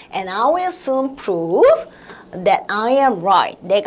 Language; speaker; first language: English; non-native, fluent; Korean